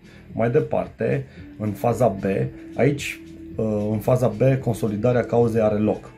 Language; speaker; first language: Romanian; native; Romanian